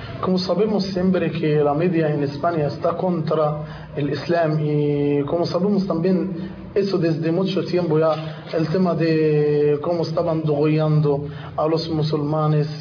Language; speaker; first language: Spanish; non-native, learner; Arabic